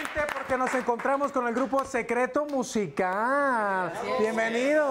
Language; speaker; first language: Spanish; native; Spanish